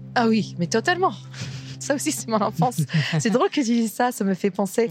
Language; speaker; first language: French; non-native, fluent; English